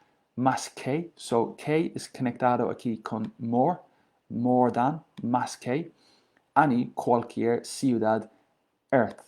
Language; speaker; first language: Spanish; non-native, learner; English